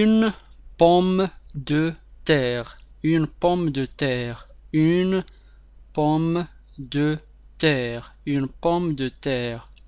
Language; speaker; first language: French; non-native, fluent; Arabic